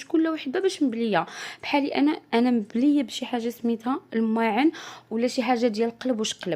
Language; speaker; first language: Arabic; native; Arabic